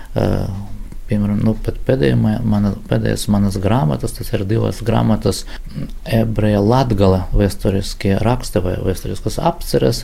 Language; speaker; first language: Latvian; non-native, local second language; Russian